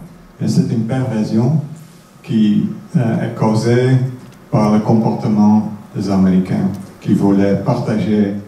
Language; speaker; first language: French; non-native, fluent; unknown